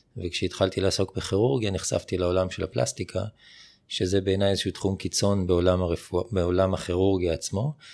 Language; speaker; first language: Hebrew; native; Hebrew